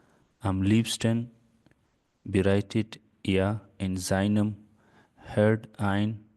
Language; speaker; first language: German; non-native, learner; Hindi